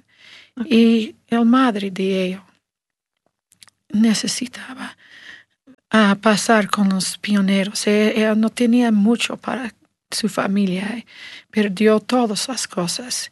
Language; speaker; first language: Spanish; non-native, learner; English